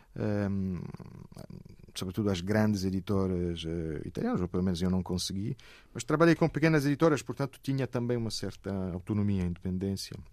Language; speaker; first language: Portuguese; non-native, fluent; Italian